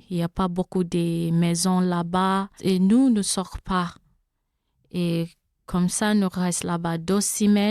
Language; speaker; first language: French; non-native, learner; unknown